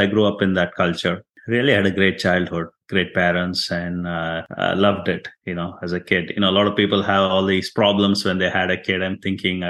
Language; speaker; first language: English; non-native, local second language; Tamil